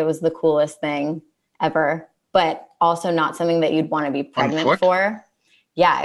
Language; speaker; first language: English; native; English